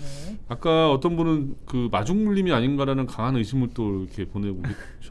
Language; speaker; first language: Korean; native; Korean